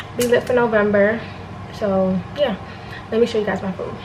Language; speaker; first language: English; native; English